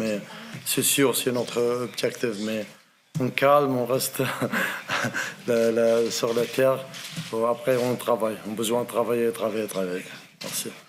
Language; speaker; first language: French; non-native, learner; Arabic